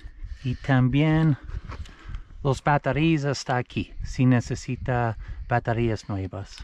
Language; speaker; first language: Spanish; non-native, learner; English